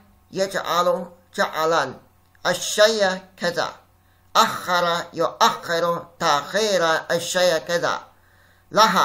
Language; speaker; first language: Arabic; non-native, fluent; Chinese